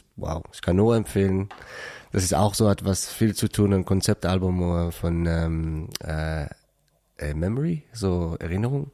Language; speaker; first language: German; non-native, learner; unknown